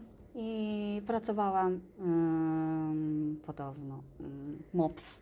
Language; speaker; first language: Polish; non-native, learner; Japanese